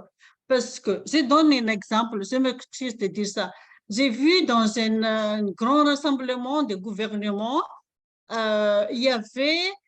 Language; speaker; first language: French; non-native, local second language; Malagasy